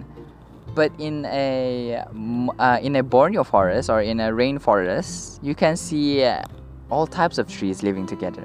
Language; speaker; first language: English; non-native, local second language; Malay